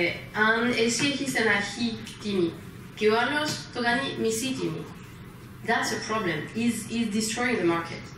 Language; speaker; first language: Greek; non-native, fluent; French